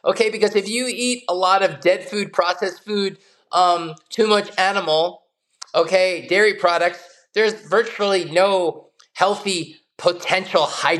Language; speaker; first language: English; native; English